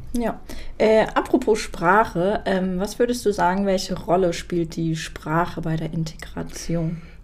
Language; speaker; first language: German; native; German